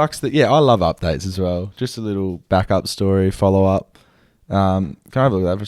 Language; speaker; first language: English; native; English